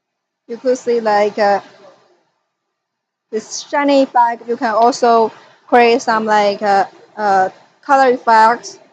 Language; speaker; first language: English; non-native, fluent; Chinese